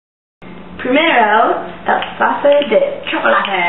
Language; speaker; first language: Spanish; non-native, learner; English